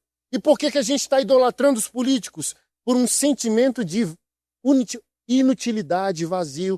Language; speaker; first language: Portuguese; native; Portuguese